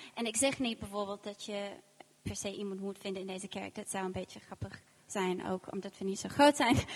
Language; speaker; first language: Dutch; non-native, fluent; English